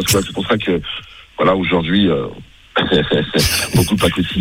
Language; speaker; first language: French; native; French